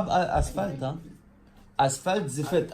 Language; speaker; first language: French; non-native, learner; Arabic